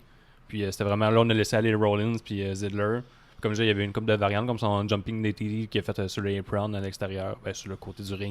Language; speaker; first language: French; native; French